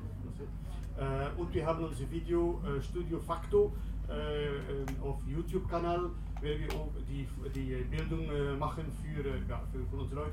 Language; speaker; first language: German; non-native, learner; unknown